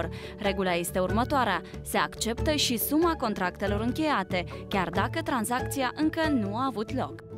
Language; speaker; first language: Romanian; native; Romanian